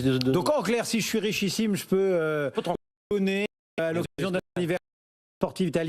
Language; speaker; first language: French; native; French